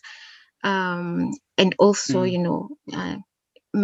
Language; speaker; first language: English; non-native, local second language; Gusii